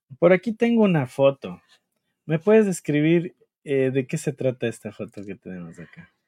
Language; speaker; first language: Spanish; native; Spanish